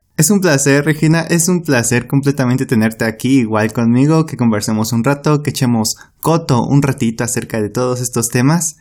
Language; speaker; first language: Spanish; native; Spanish